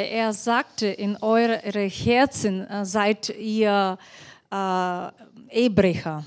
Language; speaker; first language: German; non-native, fluent; Bulgarian